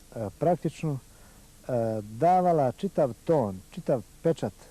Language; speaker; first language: Bosnian; native; Bosnian